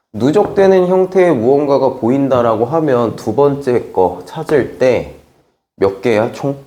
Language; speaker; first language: Korean; native; Korean